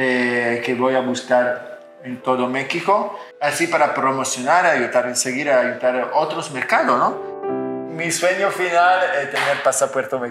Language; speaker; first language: Spanish; non-native, fluent; Italian